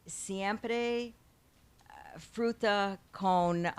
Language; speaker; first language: Spanish; non-native, learner; English